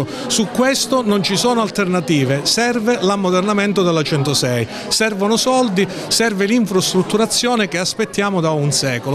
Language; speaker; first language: Italian; native; Italian